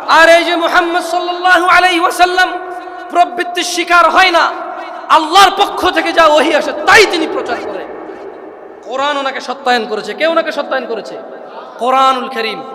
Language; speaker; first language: Bangla; early bilingual, heritage; Bangla